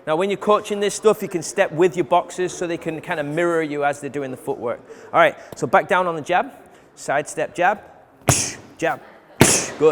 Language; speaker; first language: English; native; English